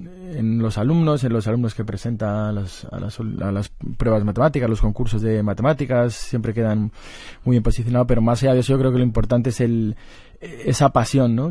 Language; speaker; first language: Spanish; native; Spanish